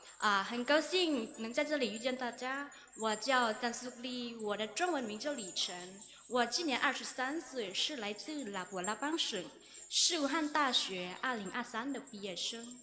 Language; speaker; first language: Chinese; non-native, fluent; Lao